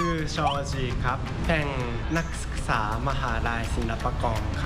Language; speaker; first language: Thai; non-native, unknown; Japanese